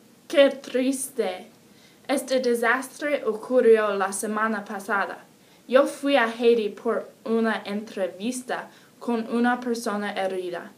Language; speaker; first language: Spanish; non-native, learner; English